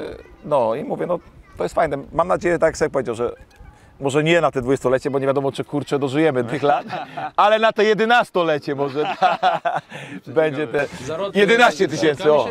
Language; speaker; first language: Polish; native; Polish